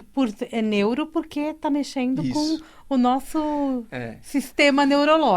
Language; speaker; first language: Portuguese; native; Portuguese